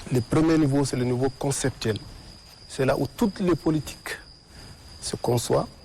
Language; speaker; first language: French; non-native, local second language; Arabic